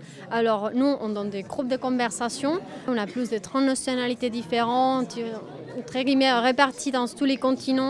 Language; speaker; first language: French; non-native, fluent; Catalan